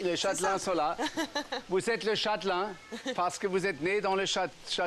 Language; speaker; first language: French; non-native, fluent; German